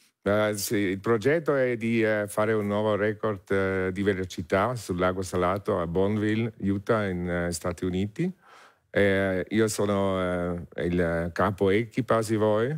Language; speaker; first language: Italian; non-native, learner; German